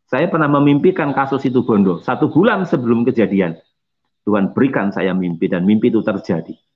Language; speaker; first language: Indonesian; non-native, local second language; Javanese